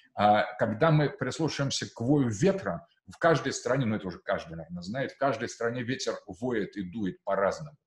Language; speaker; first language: Russian; native; Russian